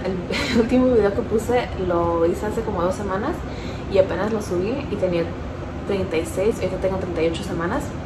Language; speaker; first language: Spanish; early bilingual, heritage; Spanish